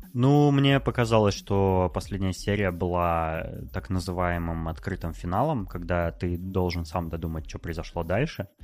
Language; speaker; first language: Russian; native; Russian